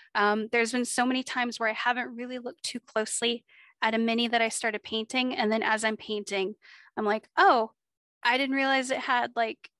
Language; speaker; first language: English; native; English